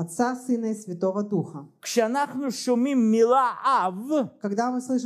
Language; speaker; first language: Russian; native; Russian